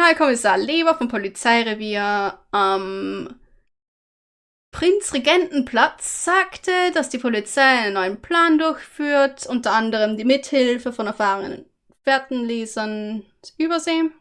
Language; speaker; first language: German; non-native, learner; English